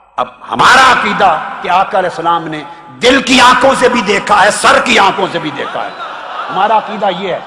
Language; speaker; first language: Urdu; non-native, local second language; Punjabi